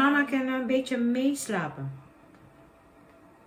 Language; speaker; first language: Dutch; non-native, fluent; Filipino